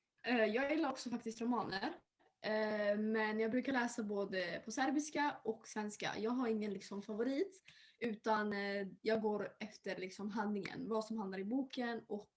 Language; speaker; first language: Swedish; early bilingual, other home language; Serbian